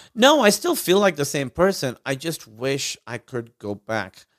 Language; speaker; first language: English; non-native, local second language; Urdu